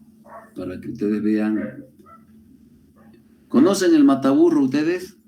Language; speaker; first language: Spanish; native; Spanish